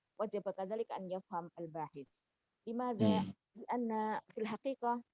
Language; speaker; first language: Arabic; non-native, fluent; Indonesian